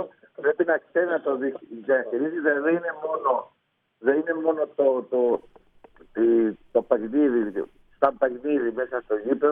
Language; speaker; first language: Greek; non-native, fluent; Spanish